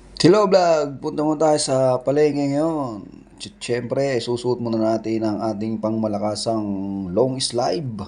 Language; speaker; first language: Filipino; native; Filipino